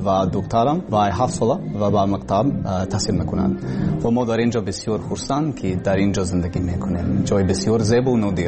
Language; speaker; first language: Persian; non-native, learner; English